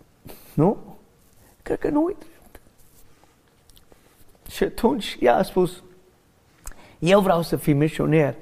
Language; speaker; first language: Romanian; non-native, learner; English